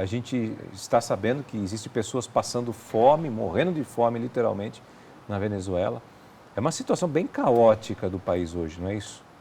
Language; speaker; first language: Portuguese; native; Portuguese